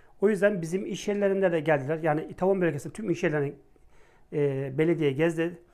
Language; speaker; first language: Turkish; native; Turkish